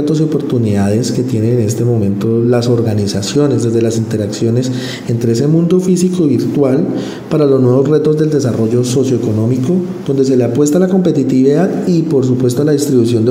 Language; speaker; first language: Spanish; native; Spanish